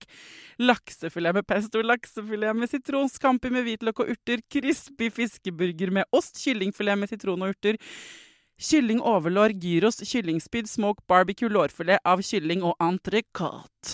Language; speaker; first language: Norwegian; native; Norwegian